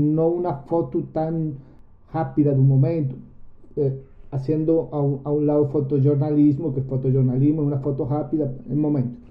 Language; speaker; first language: Portuguese; non-native, learner; Spanish